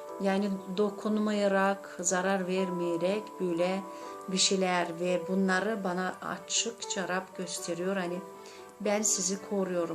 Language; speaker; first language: Turkish; non-native, learner; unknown